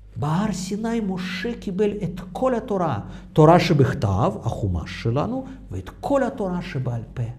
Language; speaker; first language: Hebrew; non-native, fluent; Russian